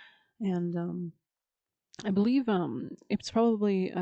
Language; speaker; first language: English; native; English